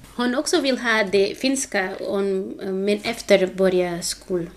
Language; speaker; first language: Swedish; non-native, learner; Portuguese